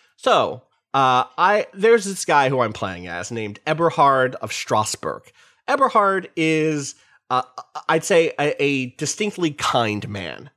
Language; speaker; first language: English; native; English